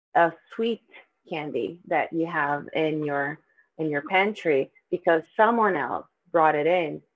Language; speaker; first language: English; non-native, fluent; Portuguese